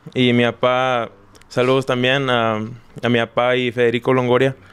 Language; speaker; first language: Spanish; native; Spanish